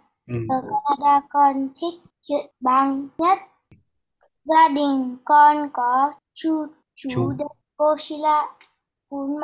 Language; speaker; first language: Vietnamese; early bilingual, heritage; Vietnamese